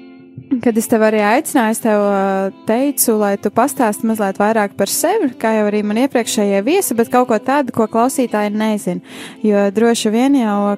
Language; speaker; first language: Latvian; native; Latvian